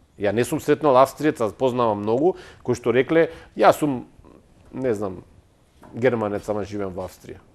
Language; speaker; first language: Macedonian; native; Macedonian